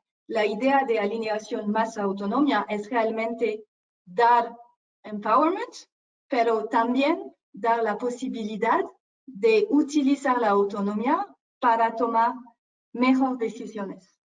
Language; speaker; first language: Spanish; non-native, fluent; French